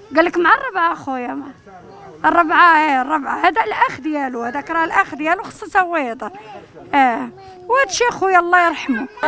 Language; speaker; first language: Arabic; native; Arabic